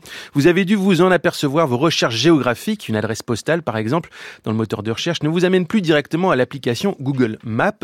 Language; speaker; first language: French; native; French